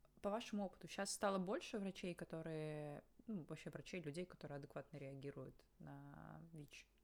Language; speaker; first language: Russian; native; Russian